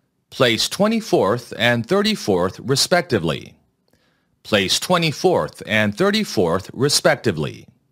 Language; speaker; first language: English; non-native, fluent; Korean